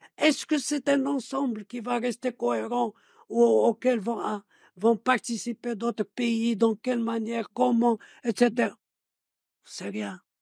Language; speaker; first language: French; non-native, local second language; Arabic